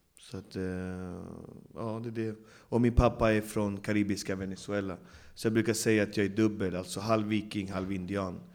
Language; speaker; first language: Swedish; native; Swedish